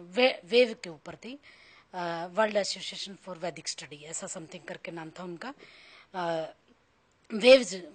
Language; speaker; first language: Hindi; native; Hindi